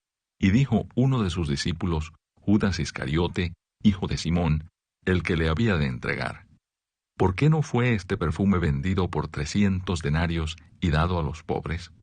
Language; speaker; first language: Spanish; native; Spanish